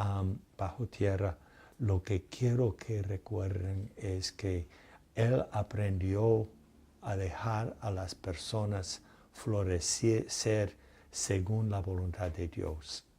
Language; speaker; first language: Spanish; non-native, fluent; English